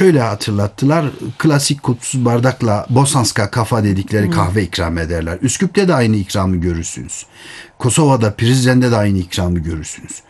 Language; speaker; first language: Turkish; native; Turkish